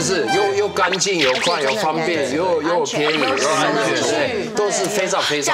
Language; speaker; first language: Chinese; non-native, fluent; German